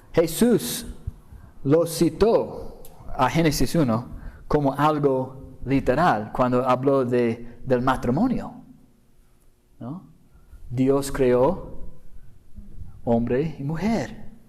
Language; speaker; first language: Spanish; non-native, fluent; English